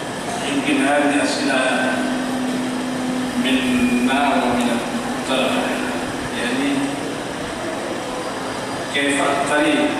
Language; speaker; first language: Arabic; non-native, learner; Indonesian